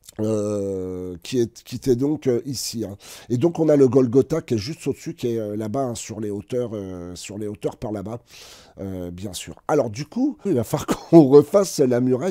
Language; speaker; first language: French; native; French